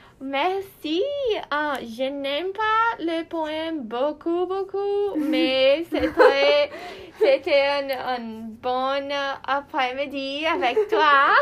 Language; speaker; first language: French; non-native, learner; Portuguese